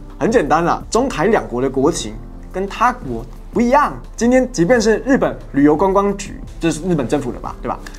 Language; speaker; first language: Chinese; native; Chinese